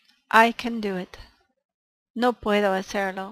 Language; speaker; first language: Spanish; non-native, learner; English